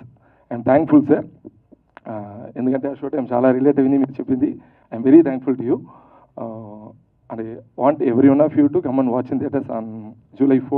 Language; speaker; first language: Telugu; early bilingual, heritage; Telugu